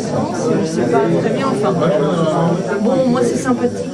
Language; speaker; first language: French; non-native, fluent; Turkish